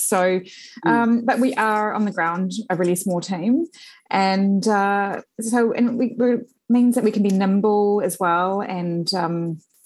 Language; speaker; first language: English; native; English